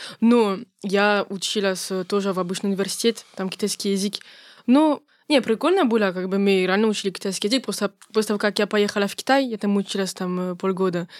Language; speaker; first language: Russian; non-native, fluent; French